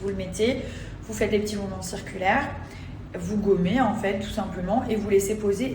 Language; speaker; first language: French; native; French